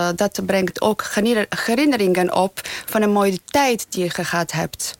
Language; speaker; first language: Dutch; non-native, fluent; Bosnian